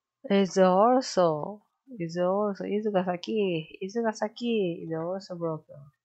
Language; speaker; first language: English; non-native, learner; Japanese